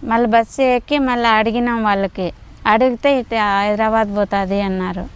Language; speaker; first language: Telugu; native; Telugu